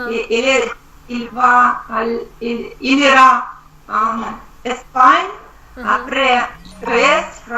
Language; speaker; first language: French; non-native, learner; Russian